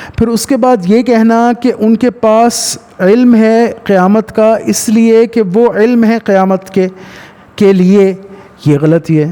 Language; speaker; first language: Urdu; early bilingual, heritage; Punjabi